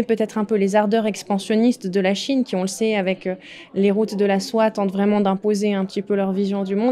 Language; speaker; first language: French; native; French